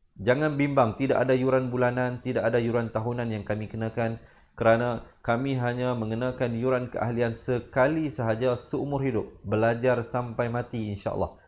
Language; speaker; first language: Malay; native; Malay